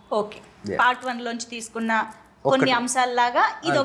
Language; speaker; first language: Telugu; native; Telugu